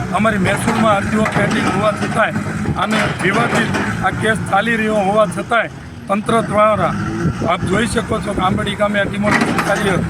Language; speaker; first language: Gujarati; native; Gujarati